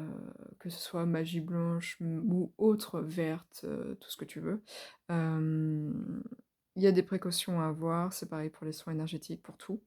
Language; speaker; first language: French; native; French